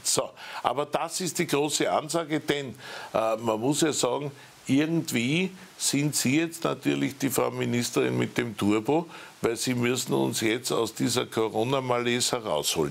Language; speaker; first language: German; native; German